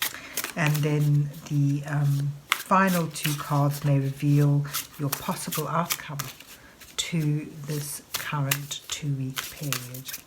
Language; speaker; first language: English; native; English